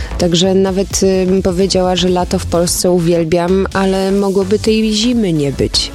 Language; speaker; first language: Polish; early bilingual, heritage; Polish